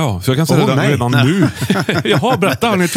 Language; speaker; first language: Swedish; native; Swedish